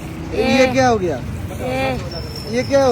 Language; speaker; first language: Hindi; non-native, fluent; Bangla